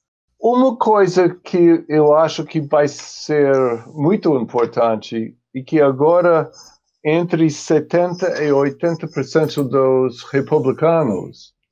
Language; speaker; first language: Portuguese; non-native, fluent; English